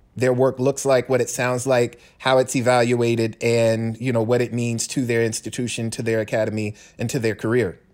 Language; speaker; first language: English; native; English